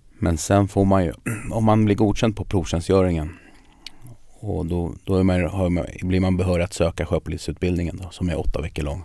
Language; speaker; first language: Swedish; early bilingual, other home language; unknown